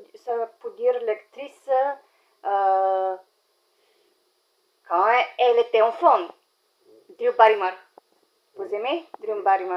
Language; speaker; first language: French; non-native, learner; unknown